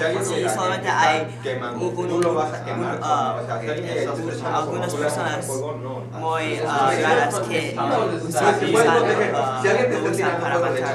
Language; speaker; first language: Spanish; non-native, learner; English